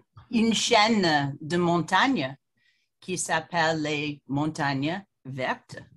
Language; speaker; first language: French; non-native, fluent; English